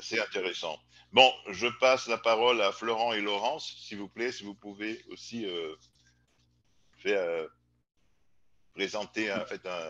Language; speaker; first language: French; non-native, fluent; Portuguese